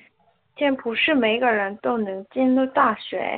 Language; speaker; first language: Chinese; non-native, learner; Korean